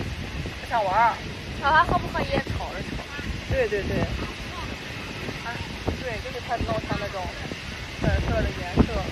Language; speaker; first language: Chinese; native; Chinese